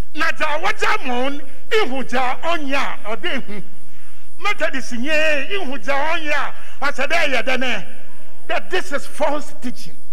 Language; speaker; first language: English; non-native, local second language; Akan